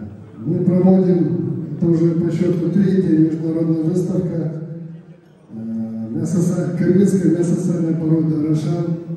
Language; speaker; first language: Russian; non-native, local second language; Kyrgyz